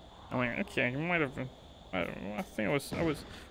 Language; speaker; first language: English; non-native, fluent; German